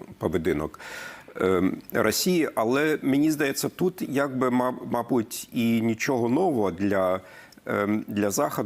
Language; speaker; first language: Ukrainian; non-native, fluent; German